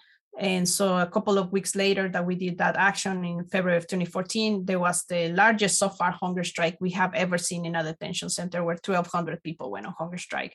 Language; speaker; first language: English; non-native, fluent; Spanish